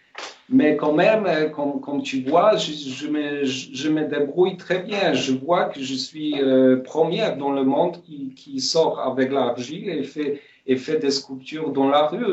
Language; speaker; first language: French; non-native, fluent; Polish